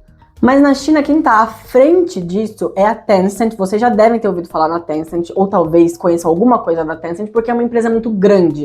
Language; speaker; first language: Portuguese; native; Portuguese